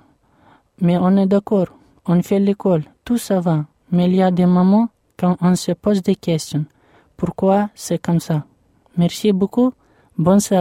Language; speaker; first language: French; non-native, fluent; Russian